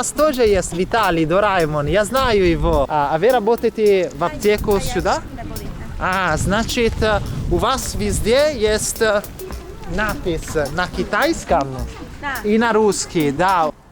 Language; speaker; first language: Russian; non-native, learner; Italian